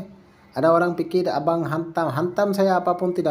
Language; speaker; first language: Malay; non-native, learner; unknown